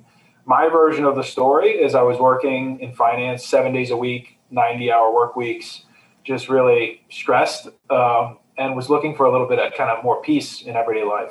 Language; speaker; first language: English; native; English